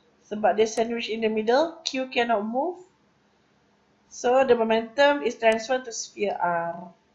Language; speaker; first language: English; non-native, local second language; Malay